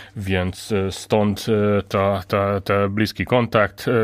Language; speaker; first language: Polish; non-native, fluent; Hungarian